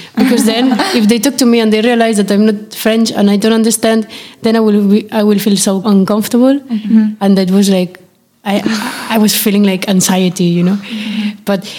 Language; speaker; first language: English; non-native, fluent; Spanish